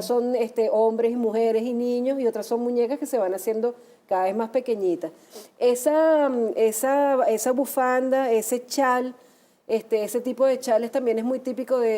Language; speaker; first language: Spanish; native; Spanish